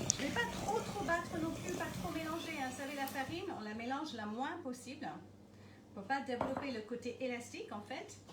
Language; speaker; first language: French; non-native, fluent; English